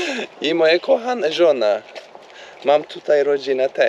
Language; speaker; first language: Polish; non-native, learner; Turkish